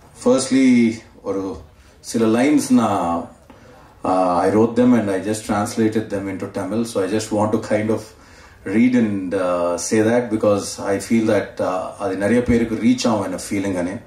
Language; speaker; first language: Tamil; non-native, learner; Telugu